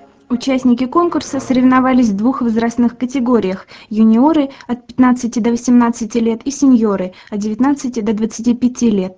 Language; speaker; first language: Russian; native; Russian